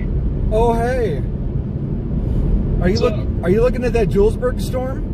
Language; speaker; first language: English; native; English